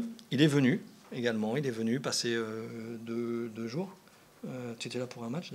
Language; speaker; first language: French; native; French